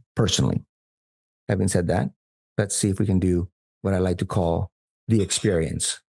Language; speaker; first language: English; non-native, fluent; Spanish